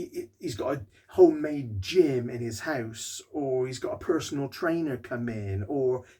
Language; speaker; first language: English; native; English